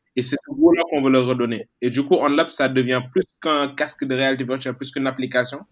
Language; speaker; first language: French; non-native, local second language; Wolof